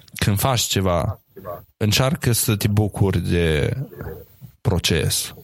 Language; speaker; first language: Romanian; native; Romanian